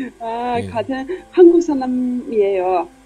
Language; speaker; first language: Korean; non-native, learner; Chinese